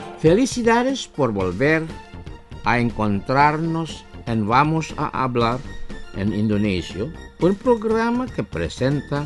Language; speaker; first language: Spanish; non-native, fluent; Indonesian